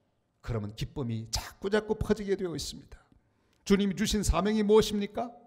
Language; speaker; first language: Korean; native; Korean